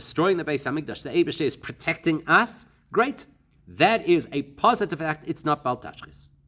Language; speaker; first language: English; native; English